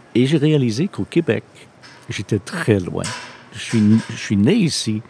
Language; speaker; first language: French; non-native, fluent; English